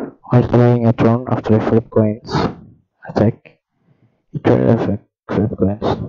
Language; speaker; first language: English; non-native, learner; Indonesian